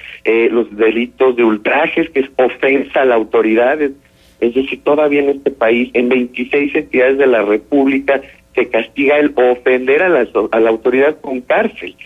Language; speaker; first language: Spanish; native; Spanish